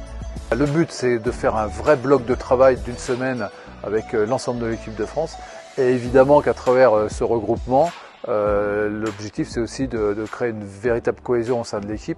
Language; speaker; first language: French; native; French